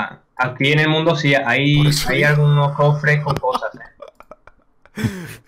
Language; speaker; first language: Spanish; native; Spanish